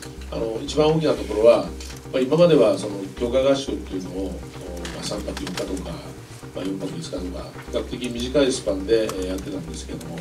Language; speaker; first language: Japanese; native; Japanese